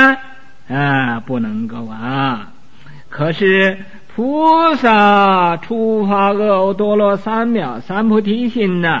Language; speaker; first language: Chinese; native; Chinese